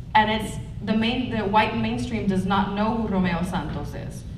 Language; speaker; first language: English; non-native, fluent; Spanish